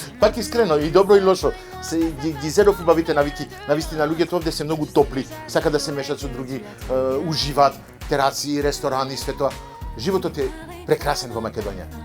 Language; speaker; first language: Macedonian; non-native, fluent; French